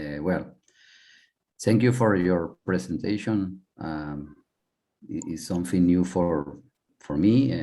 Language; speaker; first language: English; non-native, learner; Spanish